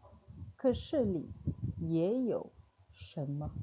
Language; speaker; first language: Chinese; non-native, fluent; Malay